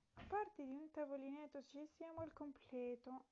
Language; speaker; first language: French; non-native, learner; Italian